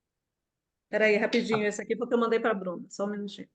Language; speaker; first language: Portuguese; native; Portuguese